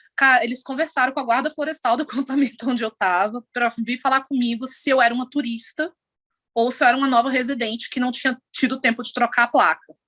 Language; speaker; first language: Portuguese; native; Portuguese